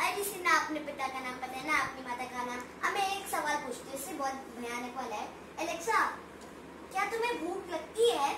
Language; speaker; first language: Hindi; native; Hindi